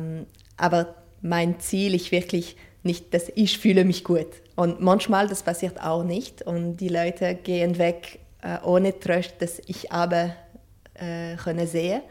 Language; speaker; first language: German; non-native, fluent; French